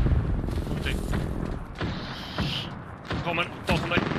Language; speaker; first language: Swedish; native; Swedish